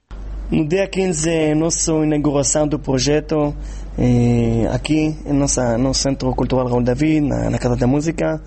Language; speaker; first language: Portuguese; non-native, fluent; Hebrew